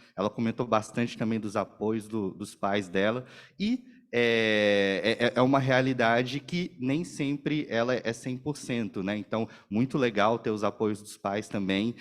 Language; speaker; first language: Portuguese; native; Portuguese